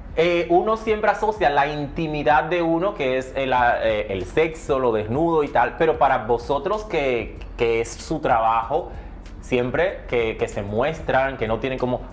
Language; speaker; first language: Spanish; native; Spanish